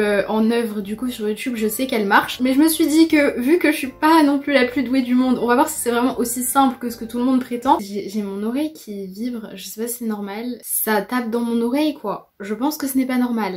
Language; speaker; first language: French; native; French